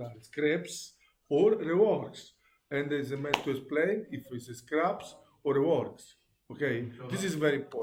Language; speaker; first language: English; non-native, learner; Italian